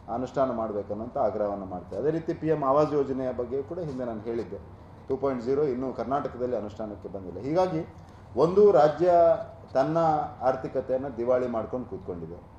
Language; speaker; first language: Kannada; non-native, local second language; Tulu